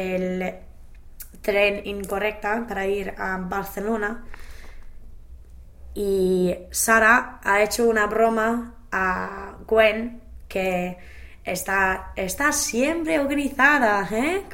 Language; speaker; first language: Spanish; non-native, learner; English